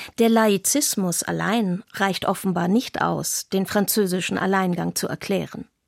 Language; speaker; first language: German; non-native, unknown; Arabic